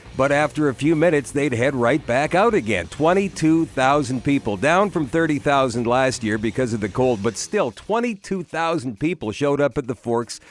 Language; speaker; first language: English; native; English